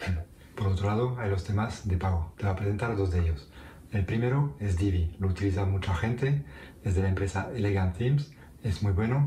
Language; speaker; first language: Spanish; non-native, fluent; French